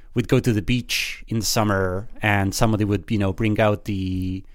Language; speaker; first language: English; early bilingual, other home language; Spanish